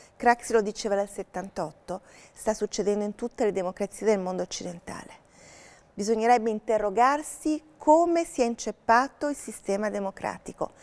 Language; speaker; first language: Italian; native; Italian